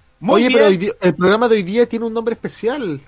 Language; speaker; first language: Spanish; native; Spanish